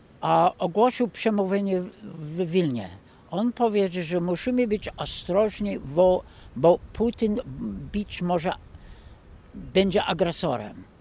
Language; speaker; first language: Polish; non-native, fluent; English